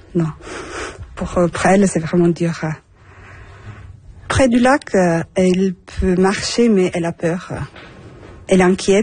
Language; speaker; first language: French; non-native, fluent; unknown